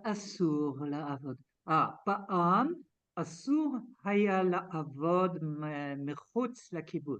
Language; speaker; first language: Hebrew; non-native, learner; French